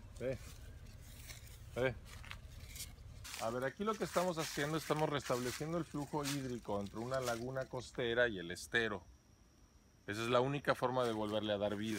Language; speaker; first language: Spanish; native; Spanish